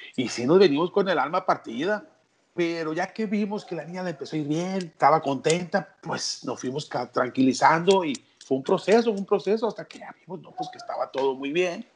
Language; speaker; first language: Spanish; native; Spanish